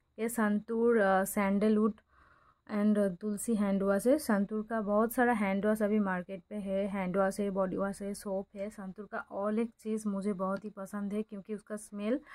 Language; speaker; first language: Hindi; non-native, local second language; Bangla